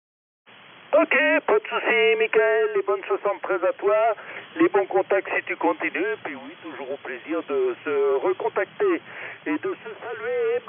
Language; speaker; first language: French; native; French